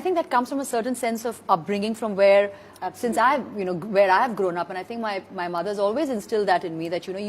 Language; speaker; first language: English; non-native, local second language; Hindi